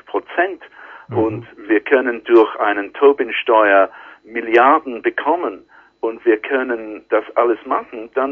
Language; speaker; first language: German; non-native, learner; English